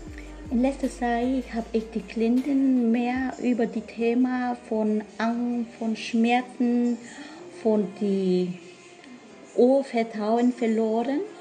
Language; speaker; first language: German; non-native, learner; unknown